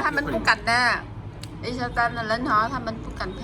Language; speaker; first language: Chinese; non-native, fluent; Vietnamese